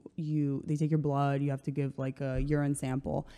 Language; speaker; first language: English; early bilingual, other home language; Slovenian